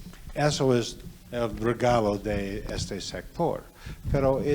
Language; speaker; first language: Spanish; non-native, learner; English